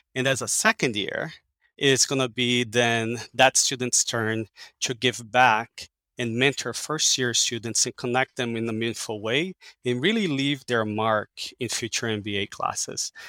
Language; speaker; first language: English; early bilingual, other home language; Portuguese